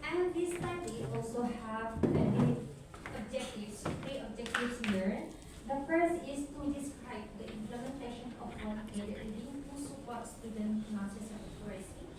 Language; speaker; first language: English; non-native, learner; Indonesian